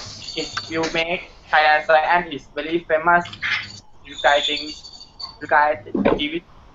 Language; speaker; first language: English; non-native, learner; Thai